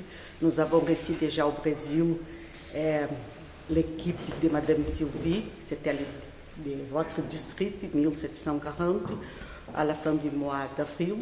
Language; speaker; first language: French; non-native, fluent; Portuguese